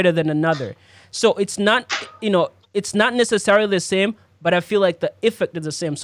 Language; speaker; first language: English; non-native, local second language; Ganda